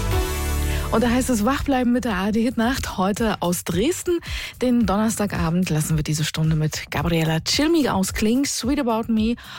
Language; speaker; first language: German; native; German